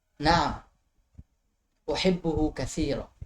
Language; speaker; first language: Arabic; non-native, fluent; Bangla